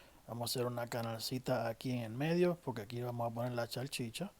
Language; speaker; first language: Spanish; native; Spanish